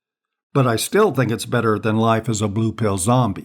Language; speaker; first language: English; native; English